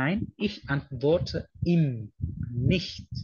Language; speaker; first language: German; non-native, fluent; Indonesian